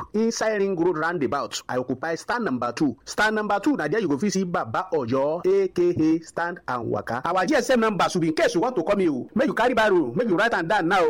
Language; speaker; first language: Nigerian Pidgin; non-native, local second language; Yoruba